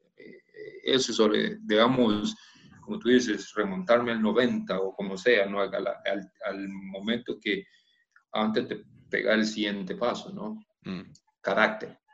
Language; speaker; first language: Spanish; native; Spanish